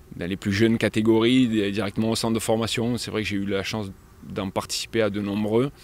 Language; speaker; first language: French; native; French